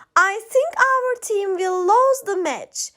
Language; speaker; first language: English; non-native, fluent; Turkish